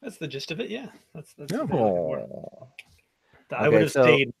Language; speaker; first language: English; native; English